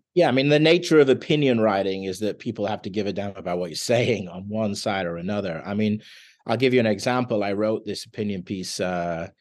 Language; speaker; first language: English; native; English